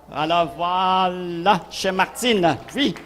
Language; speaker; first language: French; non-native, fluent; Vietnamese